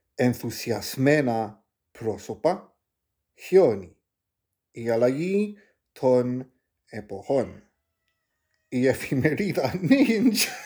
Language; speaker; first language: Greek; non-native, learner; Maltese